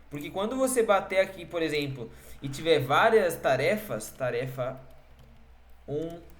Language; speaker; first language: Portuguese; native; Portuguese